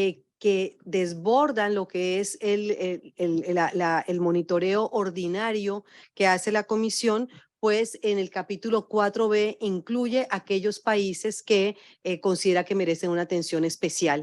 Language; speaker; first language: Spanish; native; Spanish